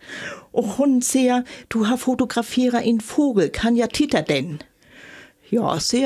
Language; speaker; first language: Swedish; non-native, learner; German